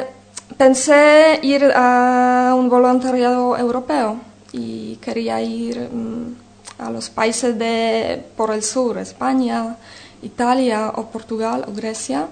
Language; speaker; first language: Spanish; non-native, fluent; Polish